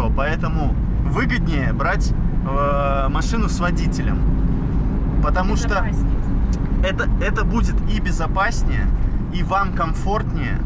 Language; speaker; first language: Russian; native; Russian